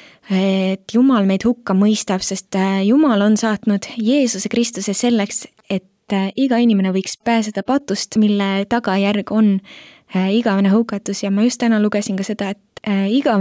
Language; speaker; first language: Estonian; native; Estonian